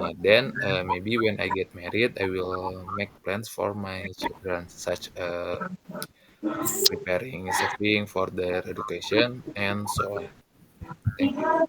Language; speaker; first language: English; non-native, learner; Indonesian